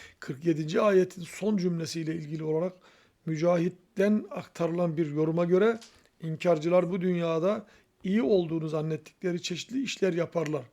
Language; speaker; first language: Turkish; native; Turkish